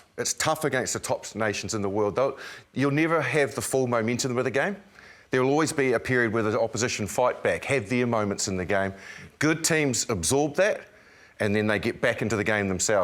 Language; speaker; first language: English; native; English